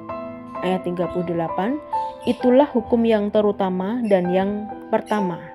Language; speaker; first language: Indonesian; native; Indonesian